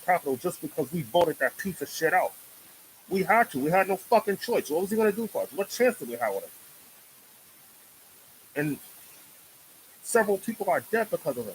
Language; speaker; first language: English; native; English